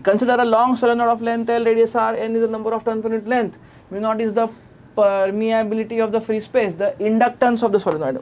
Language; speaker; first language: English; non-native, local second language; Marathi